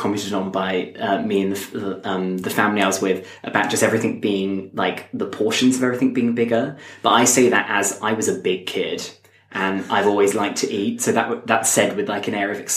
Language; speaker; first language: English; native; English